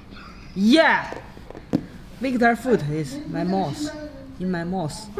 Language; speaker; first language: English; non-native, learner; Chinese